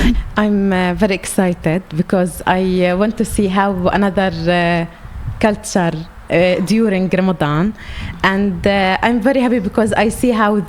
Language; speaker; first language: English; non-native, learner; Arabic